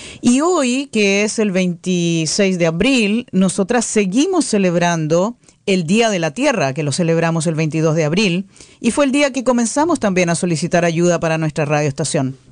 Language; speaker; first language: Spanish; early bilingual, heritage; Spanish